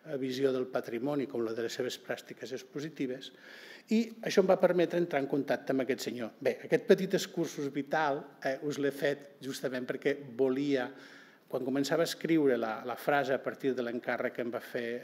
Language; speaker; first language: Catalan; non-native, local second language; Occitan